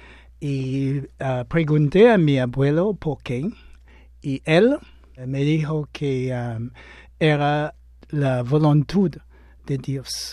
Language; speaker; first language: Spanish; non-native, fluent; English